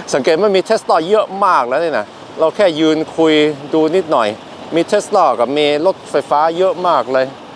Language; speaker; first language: Thai; non-native, fluent; Norwegian